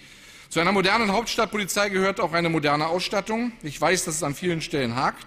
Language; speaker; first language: German; native; German